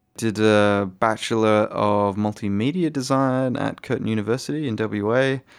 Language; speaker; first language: English; native; English